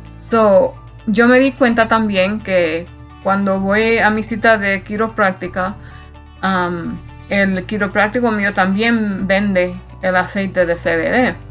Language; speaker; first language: Spanish; early bilingual, heritage; Spanish